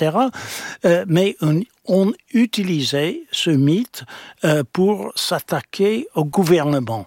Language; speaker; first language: French; non-native, fluent; English